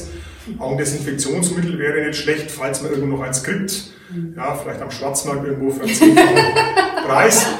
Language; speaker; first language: German; native; German